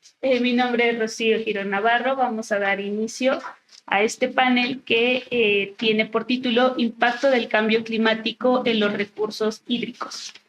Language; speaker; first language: Spanish; native; Spanish